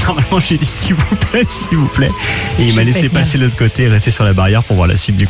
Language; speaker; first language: French; native; French